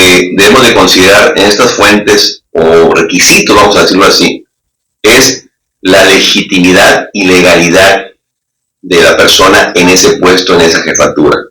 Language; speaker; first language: Spanish; native; Spanish